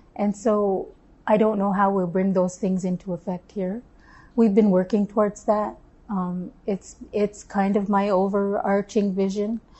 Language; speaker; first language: English; native; English